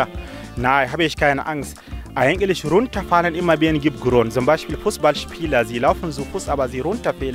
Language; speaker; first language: German; non-native, learner; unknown